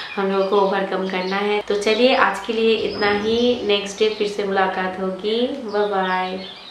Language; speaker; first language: Hindi; non-native, local second language; Bangla